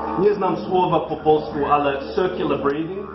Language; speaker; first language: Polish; non-native, learner; English